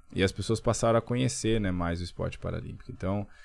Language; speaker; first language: Portuguese; native; Portuguese